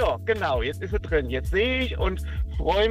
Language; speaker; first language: German; native; German